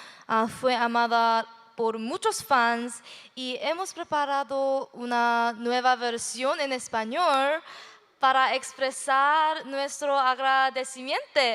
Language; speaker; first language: Spanish; non-native, learner; English